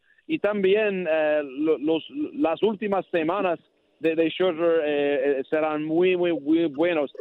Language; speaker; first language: Spanish; non-native, learner; English